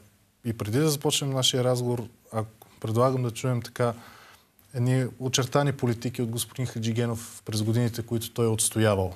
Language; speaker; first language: Bulgarian; native; Bulgarian